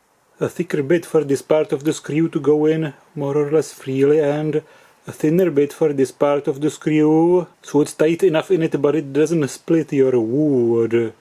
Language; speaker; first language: English; non-native, fluent; Czech